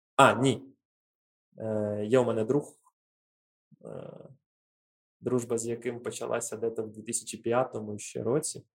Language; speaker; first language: Ukrainian; native; Ukrainian